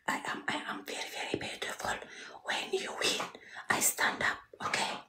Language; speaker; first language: English; non-native, learner; Amharic